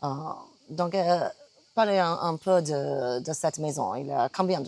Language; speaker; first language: French; non-native, fluent; English